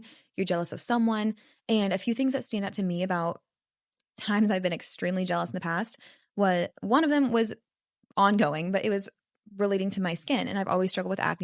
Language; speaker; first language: English; native; English